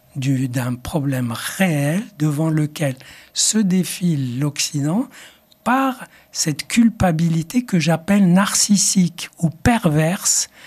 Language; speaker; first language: French; non-native, local second language; Arabic